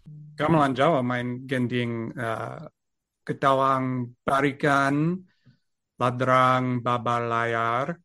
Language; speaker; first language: Indonesian; non-native, learner; English